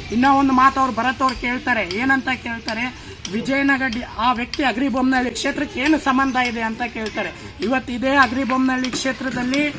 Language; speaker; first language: Kannada; non-native, local second language; Lambadi